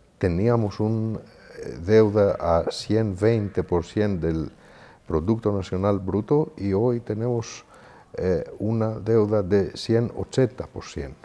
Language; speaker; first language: Spanish; non-native, fluent; Greek